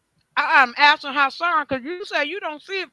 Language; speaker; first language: English; native; English